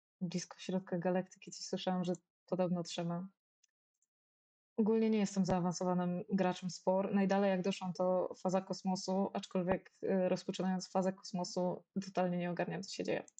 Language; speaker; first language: Polish; native; Polish